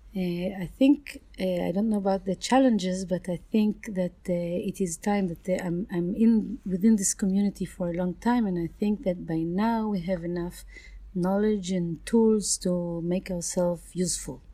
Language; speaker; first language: English; non-native, fluent; Hebrew